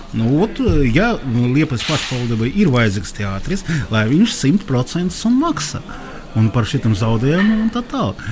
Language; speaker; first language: Latvian; non-native, local second language; Russian